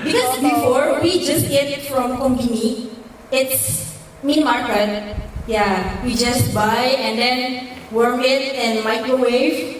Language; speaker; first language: English; non-native, fluent; Indonesian